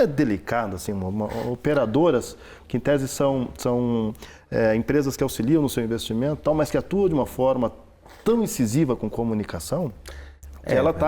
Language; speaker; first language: Portuguese; native; Portuguese